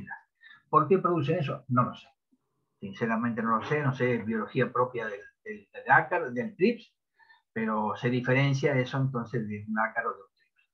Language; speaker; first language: Spanish; native; Spanish